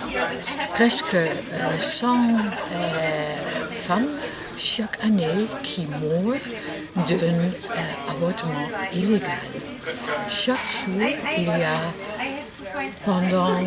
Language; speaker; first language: French; non-native, learner; Dutch